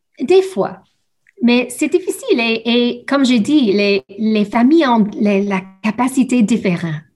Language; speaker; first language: French; non-native, learner; English